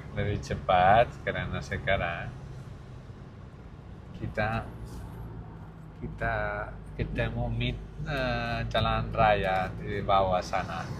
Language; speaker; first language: Indonesian; non-native, learner; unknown